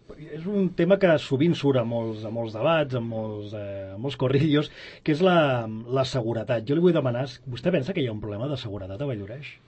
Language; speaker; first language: Catalan; native; Catalan